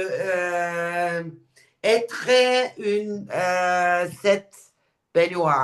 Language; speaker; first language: French; non-native, learner; Turkish